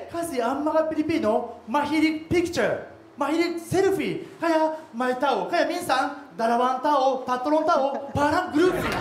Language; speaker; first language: Filipino; non-native, learner; Japanese